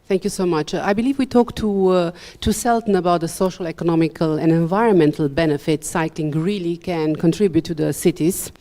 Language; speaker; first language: English; non-native, fluent; Romanian